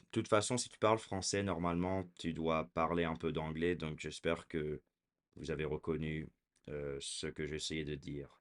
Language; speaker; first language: French; early bilingual, heritage; French